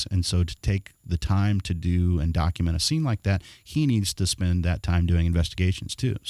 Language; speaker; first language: English; native; English